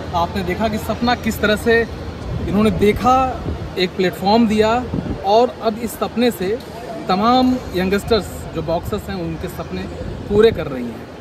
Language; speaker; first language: Hindi; native; Hindi